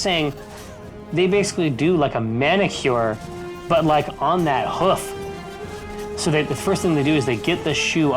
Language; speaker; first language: English; native; English